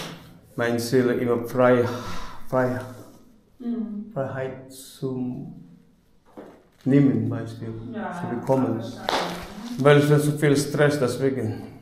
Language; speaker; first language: German; non-native, learner; Filipino